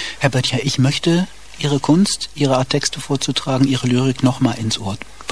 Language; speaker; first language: German; native; German